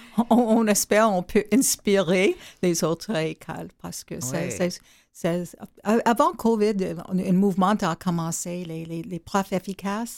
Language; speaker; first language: French; non-native, learner; English